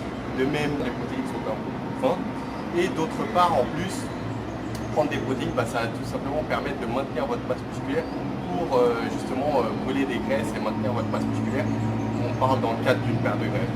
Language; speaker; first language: French; native; French